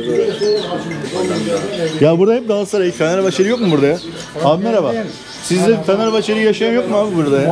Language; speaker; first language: Turkish; native; Turkish